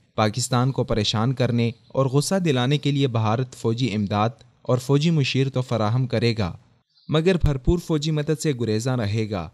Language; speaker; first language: Urdu; native; Urdu